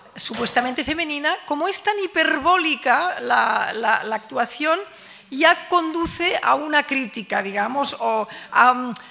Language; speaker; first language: Spanish; non-native, local second language; Catalan